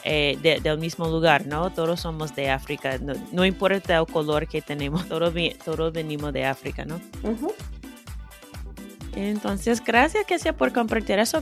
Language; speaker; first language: Spanish; non-native, fluent; English